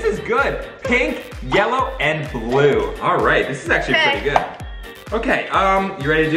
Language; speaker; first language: English; native; English